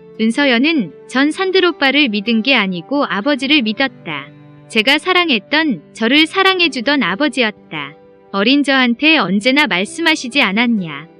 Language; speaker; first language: Korean; native; Korean